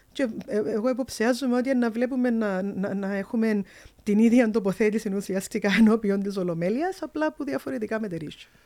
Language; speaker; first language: Greek; early bilingual, heritage; Greek